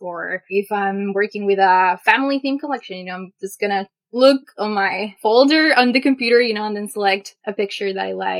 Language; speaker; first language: English; non-native, fluent; Spanish